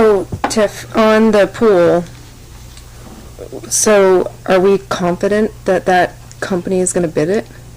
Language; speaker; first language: English; native; English